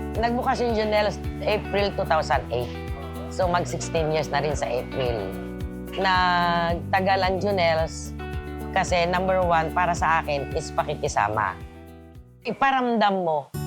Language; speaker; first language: Filipino; native; Filipino